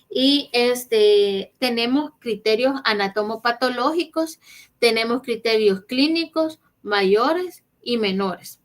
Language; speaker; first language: Spanish; native; Spanish